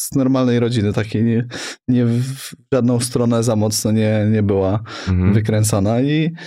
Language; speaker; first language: Polish; native; Polish